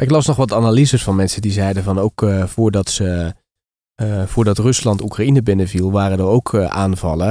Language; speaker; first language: Dutch; native; Dutch